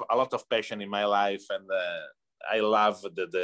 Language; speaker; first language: English; non-native, learner; Italian